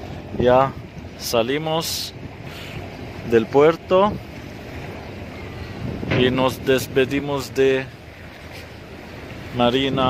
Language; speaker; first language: Spanish; non-native, fluent; Arabic